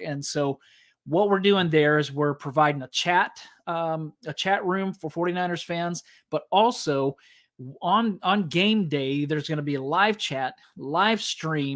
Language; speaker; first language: English; native; English